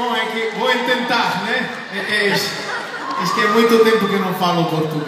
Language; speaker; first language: Portuguese; non-native, fluent; Italian